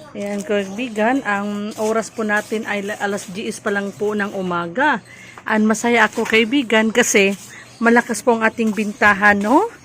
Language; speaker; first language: Filipino; non-native, local second language; Cebuano